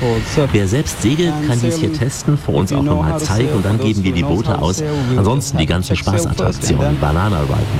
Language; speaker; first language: German; native; German